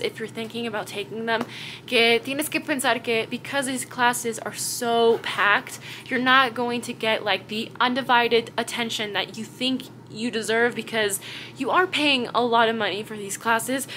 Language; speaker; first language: English; early bilingual, other home language; Spanish